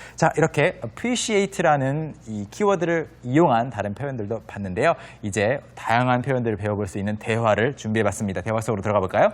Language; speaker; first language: Korean; native; Korean